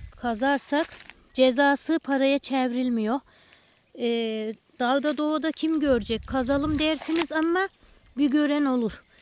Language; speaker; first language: Turkish; native; Turkish